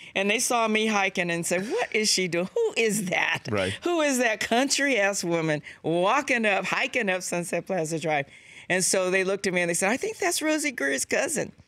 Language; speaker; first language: English; native; English